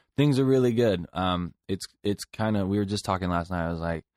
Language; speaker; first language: English; native; English